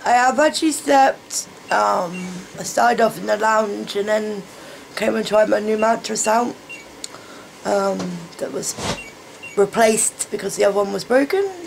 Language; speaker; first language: English; native; English